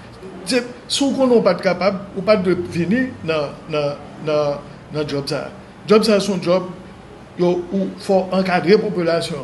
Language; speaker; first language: French; non-native, local second language; Haitian Creole